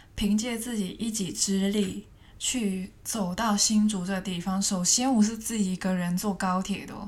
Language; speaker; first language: Chinese; non-native, fluent; Cantonese